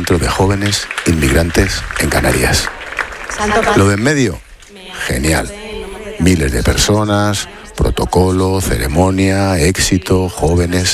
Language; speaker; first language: Spanish; native; Spanish